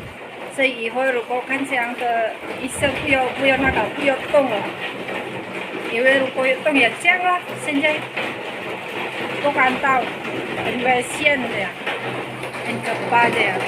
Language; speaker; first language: Chinese; non-native, learner; Indonesian